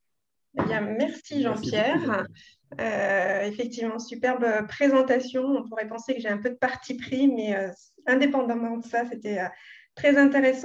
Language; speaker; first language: French; native; French